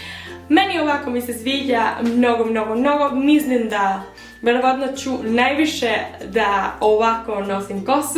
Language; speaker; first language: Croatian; early bilingual, heritage; Spanish